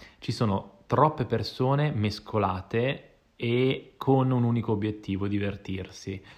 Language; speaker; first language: Italian; native; Italian